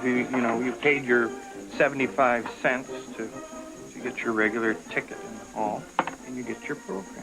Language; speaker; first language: English; native; English